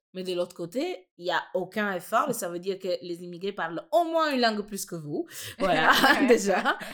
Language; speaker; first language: French; non-native, fluent; Gujarati